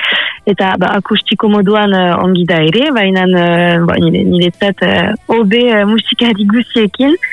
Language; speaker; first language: Basque; non-native, local second language; French